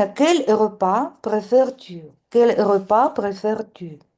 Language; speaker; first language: French; non-native, learner; Russian